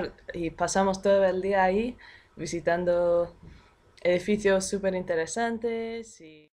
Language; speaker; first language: Spanish; non-native, fluent; English